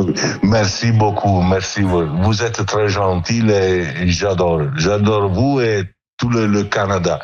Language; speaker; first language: French; non-native, learner; Italian